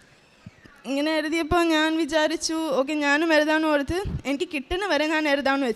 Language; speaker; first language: Malayalam; early bilingual, heritage; Malayalam